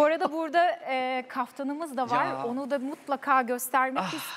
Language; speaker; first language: Turkish; native; Turkish